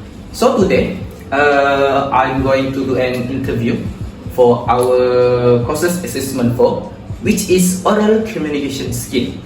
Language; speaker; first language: English; non-native, local second language; Malay